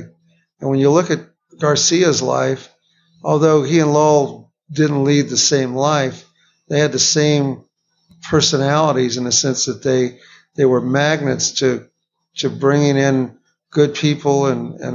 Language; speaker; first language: English; native; English